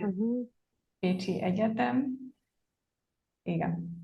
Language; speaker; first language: Hungarian; non-native, learner; Spanish